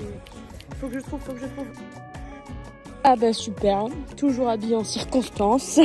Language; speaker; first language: French; native; French